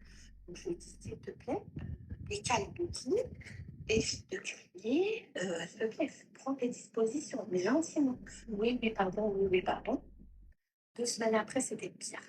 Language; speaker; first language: French; native; French